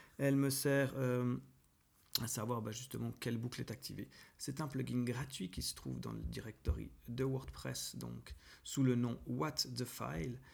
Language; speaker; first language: French; native; French